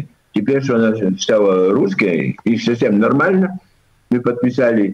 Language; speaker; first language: Russian; early bilingual, heritage; Russian